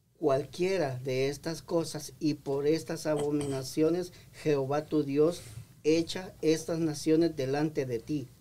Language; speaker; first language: Spanish; native; Spanish